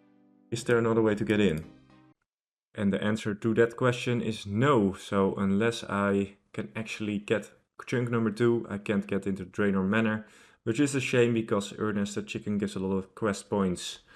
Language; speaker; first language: English; non-native, fluent; Dutch